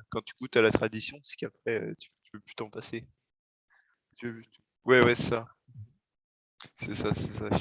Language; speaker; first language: French; native; French